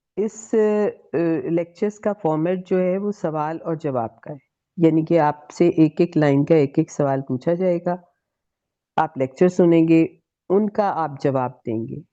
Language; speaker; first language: Urdu; native; Urdu